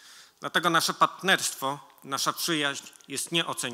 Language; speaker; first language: Polish; native; Polish